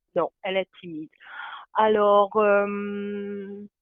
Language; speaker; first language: French; non-native, fluent; Hungarian